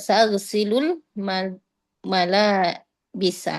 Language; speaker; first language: Arabic; non-native, learner; Indonesian